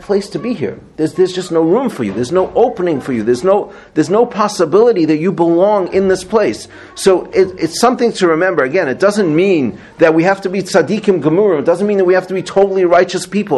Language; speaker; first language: English; native; English